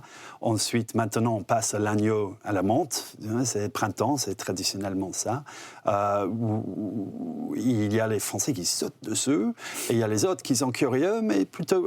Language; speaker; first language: French; non-native, fluent; English